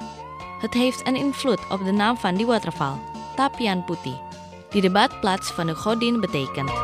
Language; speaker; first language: Dutch; non-native, fluent; Indonesian